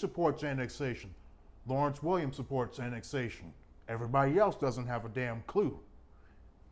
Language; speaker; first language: English; native; English